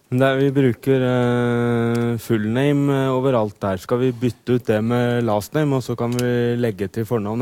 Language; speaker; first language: Norwegian; native; Norwegian